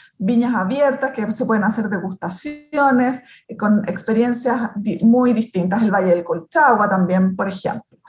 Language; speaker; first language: Spanish; native; Spanish